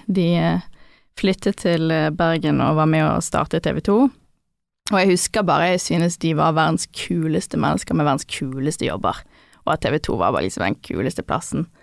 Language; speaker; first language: Norwegian; native; Norwegian